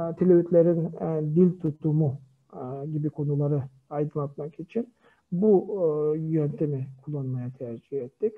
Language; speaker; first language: Turkish; non-native, fluent; Kyrgyz